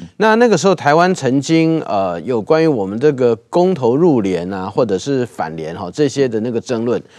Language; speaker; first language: Chinese; native; Chinese